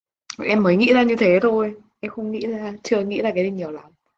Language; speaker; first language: Vietnamese; native; Vietnamese